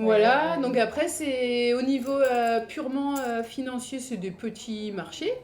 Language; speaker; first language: French; native; French